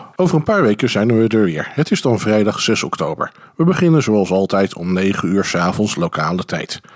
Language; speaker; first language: Dutch; native; Dutch